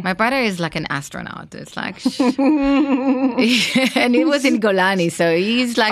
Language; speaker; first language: English; non-native, fluent; Hebrew